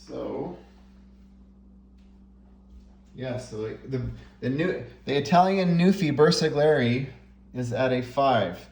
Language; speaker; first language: English; native; English